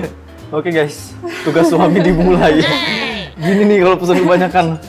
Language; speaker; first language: Indonesian; native; Indonesian